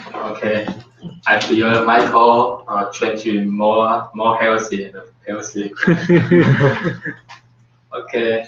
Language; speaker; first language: English; non-native, learner; Chinese